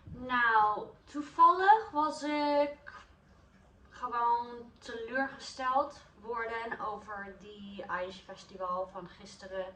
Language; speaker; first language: Dutch; non-native, learner; English